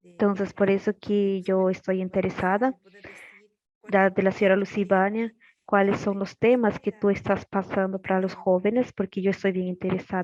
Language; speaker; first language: Spanish; non-native, learner; Portuguese